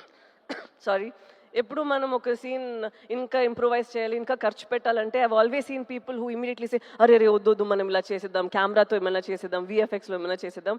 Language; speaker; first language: Telugu; non-native, local second language; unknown